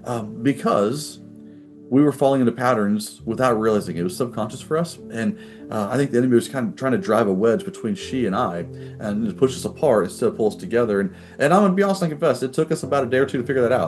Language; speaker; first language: English; native; English